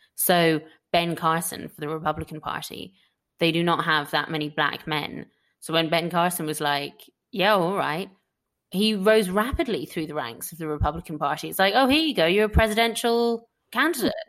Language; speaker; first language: English; native; English